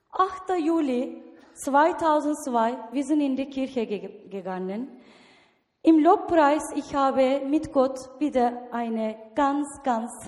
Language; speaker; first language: German; non-native, learner; Turkish